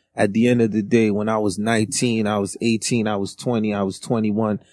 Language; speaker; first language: English; early bilingual, other home language; Haitian Creole